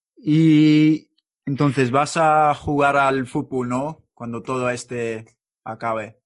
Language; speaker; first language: Spanish; non-native, learner; English